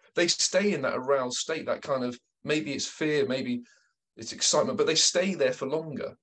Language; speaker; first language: English; native; English